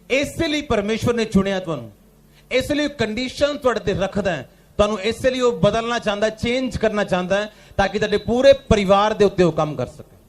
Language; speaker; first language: Hindi; non-native, local second language; Punjabi